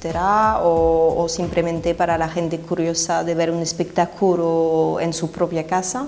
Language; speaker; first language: Spanish; non-native, fluent; French